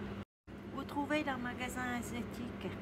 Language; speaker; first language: French; non-native, learner; Vietnamese